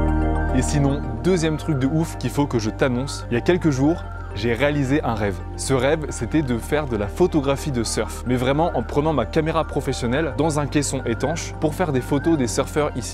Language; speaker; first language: French; native; French